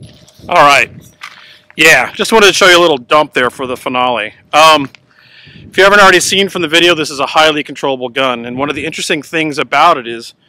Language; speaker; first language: English; native; English